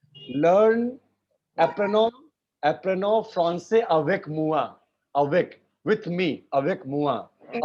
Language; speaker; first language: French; non-native, learner; Hindi